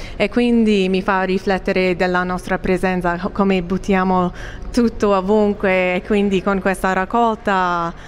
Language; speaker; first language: Italian; non-native, fluent; English